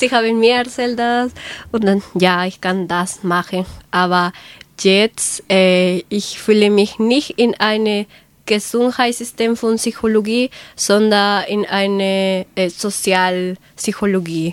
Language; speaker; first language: German; non-native, learner; Spanish